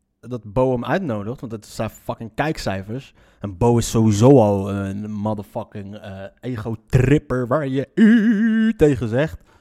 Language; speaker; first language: Dutch; early bilingual, other home language; Arabic